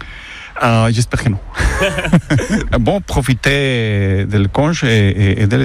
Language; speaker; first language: French; non-native, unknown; Spanish